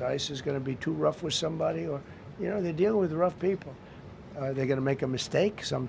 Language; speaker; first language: English; native; English